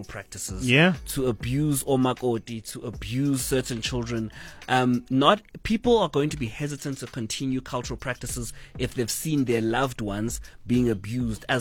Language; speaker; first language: English; non-native, local second language; Zulu